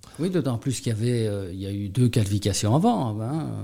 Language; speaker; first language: French; native; French